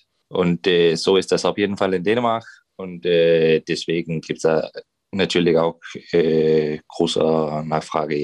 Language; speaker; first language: German; non-native, fluent; Danish